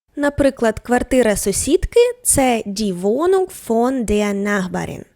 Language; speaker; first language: German; non-native, fluent; Ukrainian